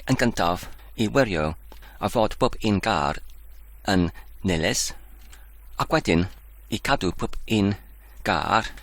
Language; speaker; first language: Welsh; non-native, learner; Dutch